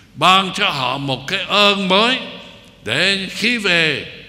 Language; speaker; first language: Vietnamese; non-native, fluent; English